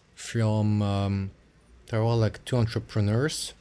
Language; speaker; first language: English; early bilingual, other home language; Russian